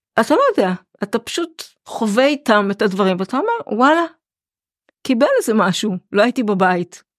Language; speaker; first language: Hebrew; native; Hebrew